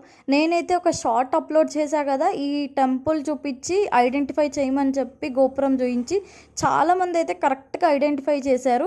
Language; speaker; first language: Telugu; native; Telugu